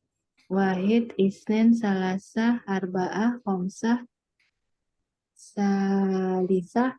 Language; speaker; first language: Arabic; non-native, learner; Indonesian